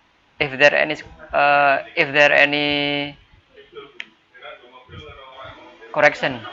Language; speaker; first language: English; non-native, fluent; Indonesian